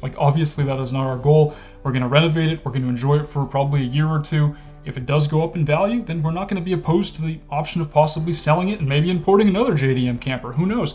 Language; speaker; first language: English; native; English